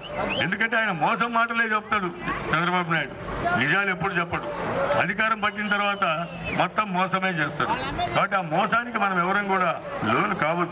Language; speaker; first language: Telugu; native; Telugu